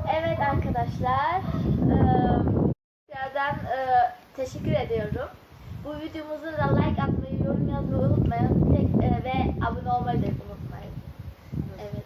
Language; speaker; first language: Turkish; early bilingual, heritage; Turkish